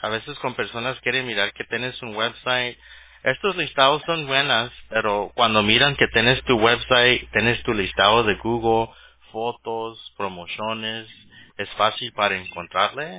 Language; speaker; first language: Spanish; early bilingual, heritage; Spanish